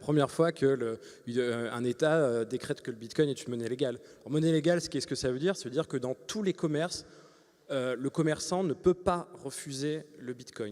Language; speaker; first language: French; native; French